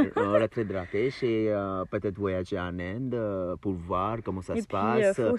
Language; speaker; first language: French; non-native, fluent; Hindi